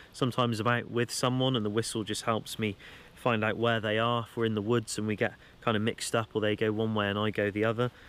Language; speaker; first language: English; native; English